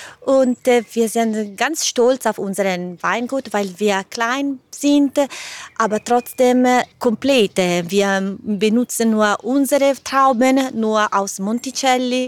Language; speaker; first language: German; non-native, learner; Italian